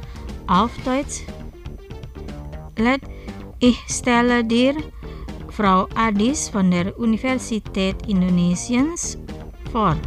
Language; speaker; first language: German; non-native, fluent; Indonesian